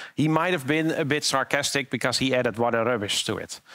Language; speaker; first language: English; non-native, fluent; Dutch